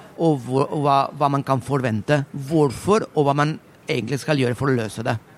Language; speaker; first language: Norwegian; non-native, fluent; Spanish